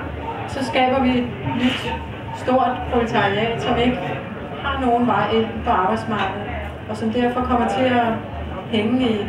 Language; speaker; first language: Danish; native; Danish